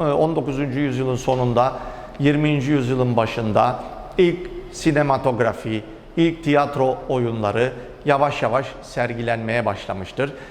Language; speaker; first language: Turkish; native; Turkish